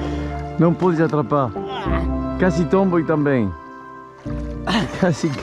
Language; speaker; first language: Portuguese; non-native, learner; French